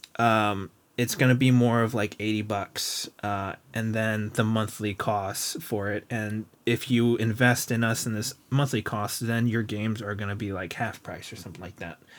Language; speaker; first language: English; native; English